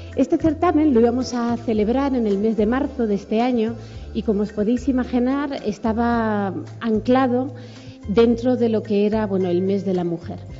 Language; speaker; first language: Spanish; native; Spanish